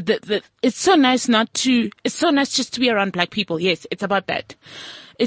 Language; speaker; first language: English; non-native, local second language; Tswana